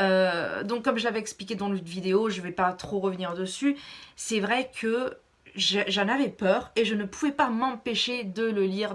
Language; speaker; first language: French; native; French